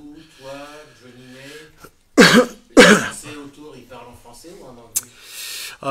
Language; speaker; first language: French; native; French